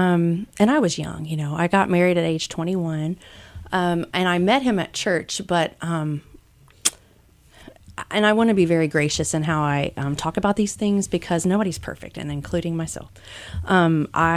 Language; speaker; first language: English; native; English